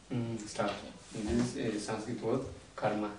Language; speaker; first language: English; non-native, learner; Tibetan